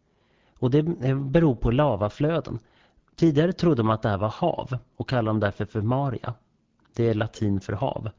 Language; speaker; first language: Swedish; native; Swedish